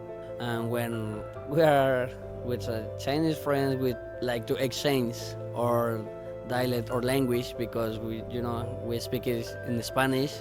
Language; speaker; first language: English; non-native, learner; Spanish